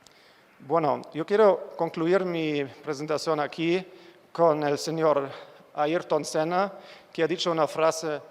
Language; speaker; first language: Spanish; non-native, fluent; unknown